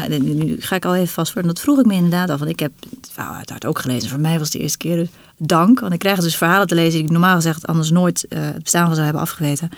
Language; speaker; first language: Dutch; native; Dutch